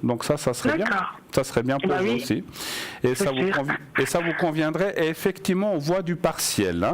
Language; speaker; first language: French; native; French